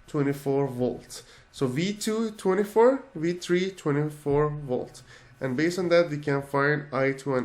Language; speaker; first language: English; non-native, fluent; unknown